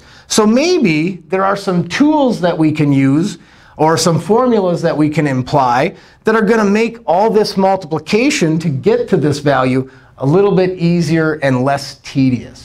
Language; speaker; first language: English; native; English